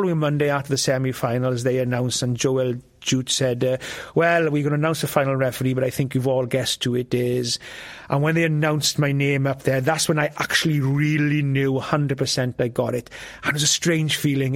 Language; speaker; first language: English; non-native, local second language; Welsh